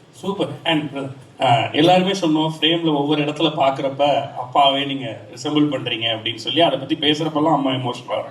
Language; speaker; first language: Tamil; native; Tamil